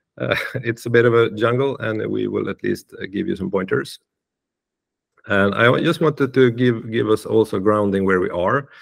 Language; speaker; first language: English; non-native, fluent; Swedish